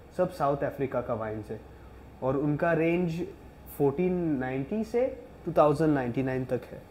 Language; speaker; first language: Hindi; non-native, local second language; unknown